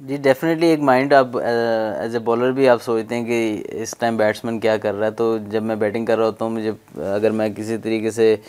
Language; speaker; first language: Urdu; non-native, local second language; Punjabi